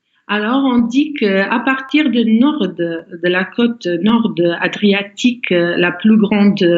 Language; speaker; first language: French; non-native, fluent; Croatian